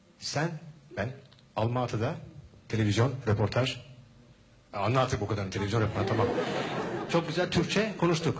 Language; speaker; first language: Turkish; native; Turkish